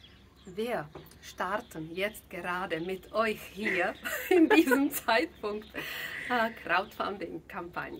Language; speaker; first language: German; non-native, fluent; Czech